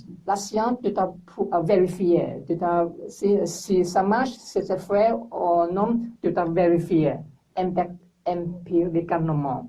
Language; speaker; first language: French; non-native, learner; English